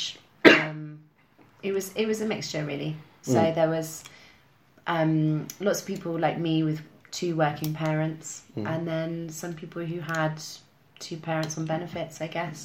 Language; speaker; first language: English; native; English